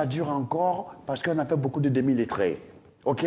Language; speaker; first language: French; non-native, local second language; Dyula